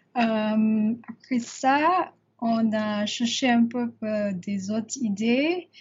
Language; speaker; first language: French; non-native, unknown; English